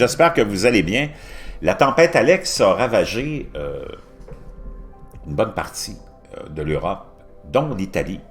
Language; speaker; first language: French; native; French